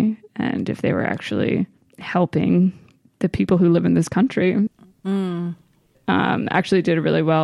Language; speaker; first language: English; native; English